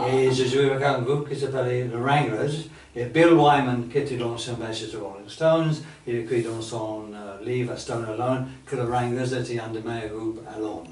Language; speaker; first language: French; non-native, fluent; English